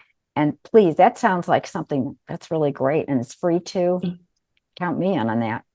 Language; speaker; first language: English; native; English